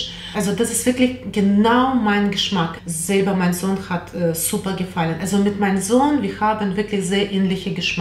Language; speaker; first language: German; non-native, fluent; Russian